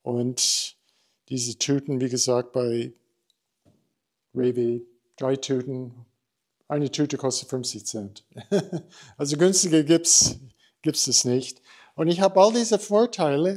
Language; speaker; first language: German; non-native, fluent; English